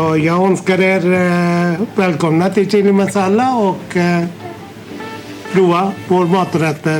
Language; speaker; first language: Swedish; non-native, fluent; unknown